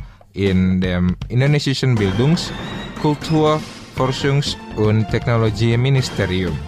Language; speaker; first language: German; non-native, fluent; Indonesian